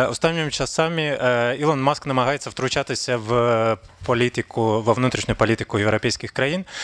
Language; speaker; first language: Ukrainian; non-native, local second language; Russian